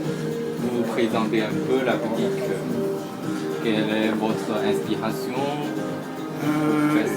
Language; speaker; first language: French; non-native, learner; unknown